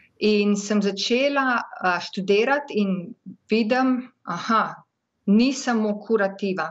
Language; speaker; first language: Slovenian; native; Slovenian